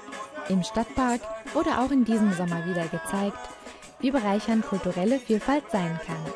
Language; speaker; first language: German; native; German